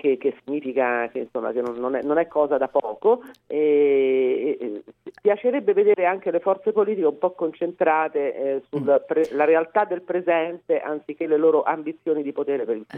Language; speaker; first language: Italian; native; Italian